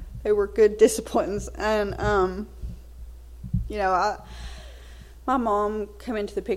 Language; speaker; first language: English; native; English